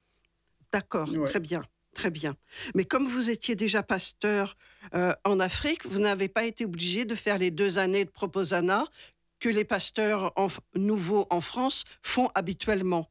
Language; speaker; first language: French; native; French